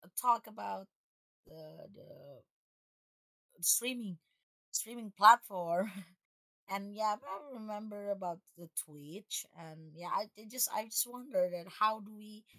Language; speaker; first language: English; non-native, fluent; Indonesian